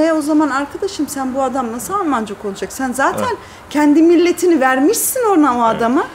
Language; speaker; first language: Turkish; early bilingual, heritage; Turkish